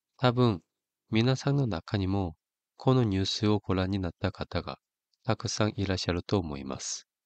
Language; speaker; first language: Japanese; non-native, fluent; Korean